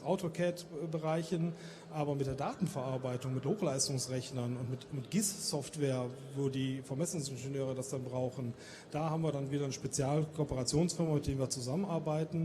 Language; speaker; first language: German; native; German